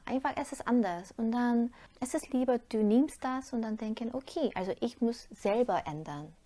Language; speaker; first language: German; non-native, learner; Korean